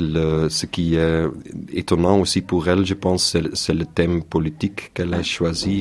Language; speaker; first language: French; non-native, local second language; Dutch